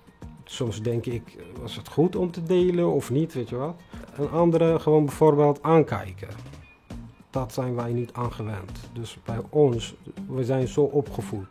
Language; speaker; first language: Dutch; non-native, fluent; Tigrinya